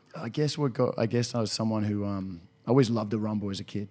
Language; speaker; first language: English; native; English